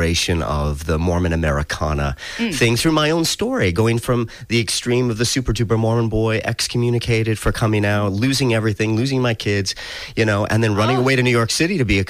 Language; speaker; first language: English; native; English